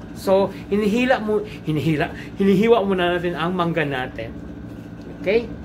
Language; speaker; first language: Filipino; non-native, local second language; Cebuano